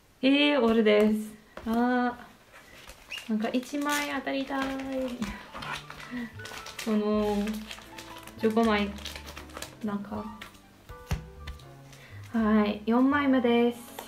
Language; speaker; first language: Japanese; non-native, learner; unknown